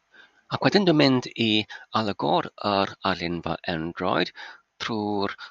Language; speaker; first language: Welsh; non-native, fluent; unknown